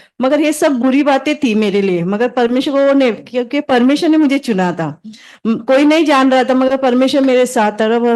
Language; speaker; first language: Hindi; native; Hindi